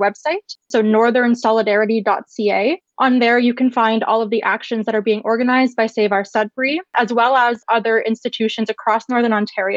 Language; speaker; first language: English; native; English